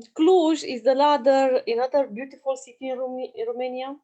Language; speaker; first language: English; non-native, learner; Romanian